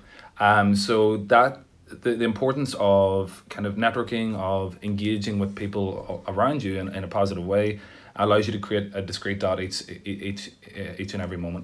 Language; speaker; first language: English; native; English